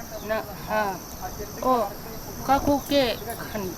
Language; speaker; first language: Hindi; non-native, local second language; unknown